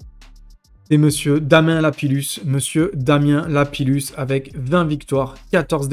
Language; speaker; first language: French; native; French